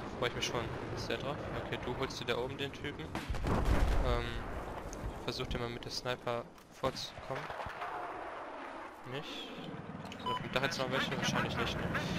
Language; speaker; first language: German; native; German